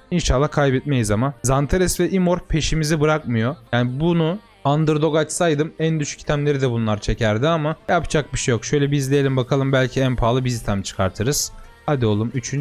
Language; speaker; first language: Turkish; native; Turkish